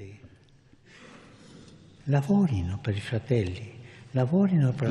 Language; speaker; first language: Italian; early bilingual, heritage; Spanish